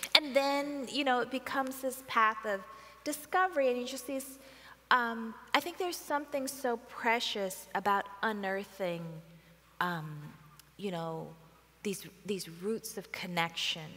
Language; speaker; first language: English; native; English